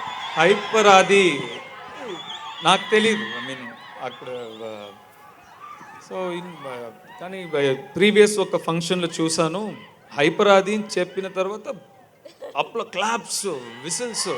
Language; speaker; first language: Telugu; non-native, learner; Tamil